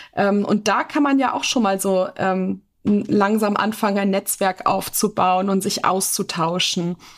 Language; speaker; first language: German; native; German